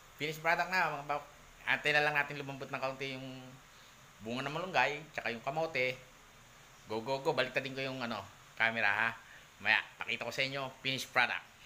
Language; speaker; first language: Filipino; non-native, local second language; Cebuano